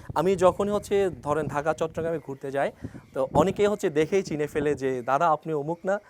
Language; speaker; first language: Bangla; non-native, local second language; Chakma